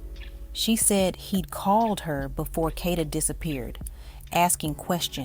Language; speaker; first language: English; native; English